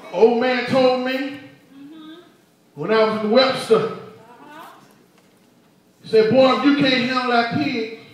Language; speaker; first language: English; native; English